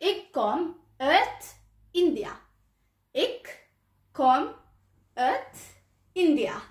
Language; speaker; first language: Dutch; early bilingual, other home language; Tamil